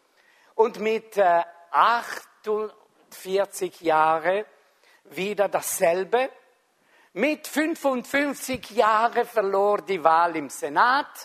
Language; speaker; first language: German; non-native, fluent; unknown